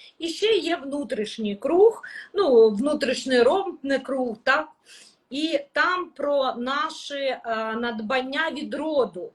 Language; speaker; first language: Ukrainian; non-native, local second language; Russian